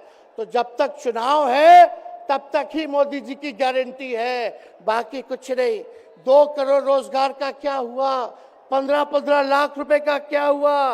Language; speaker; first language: Hindi; native; Hindi